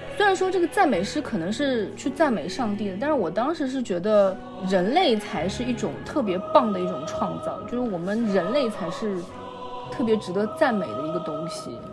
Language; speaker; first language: Chinese; native; Chinese